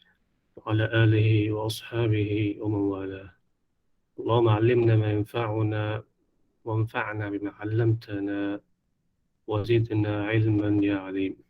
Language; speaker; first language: Arabic; non-native, fluent; Divehi